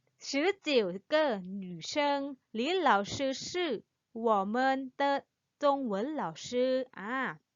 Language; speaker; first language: Chinese; non-native, learner; Thai